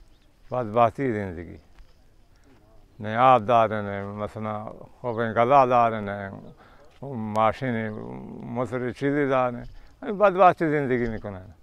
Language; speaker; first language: Persian; non-native, local second language; Baluchi